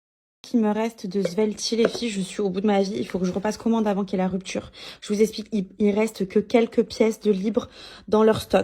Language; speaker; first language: French; native; French